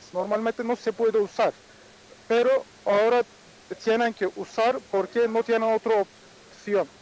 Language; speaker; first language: Spanish; non-native, fluent; Turkish